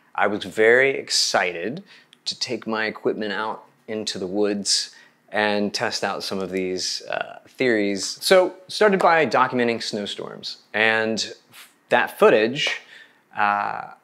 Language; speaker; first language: English; native; English